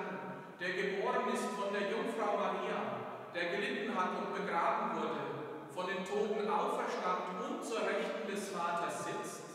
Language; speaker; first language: German; native; German